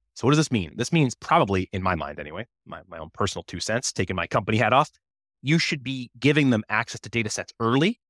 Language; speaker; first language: English; native; English